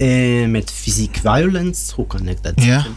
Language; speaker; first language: Dutch; non-native, learner; Russian